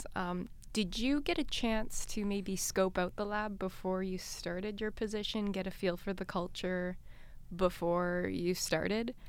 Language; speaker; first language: English; native; English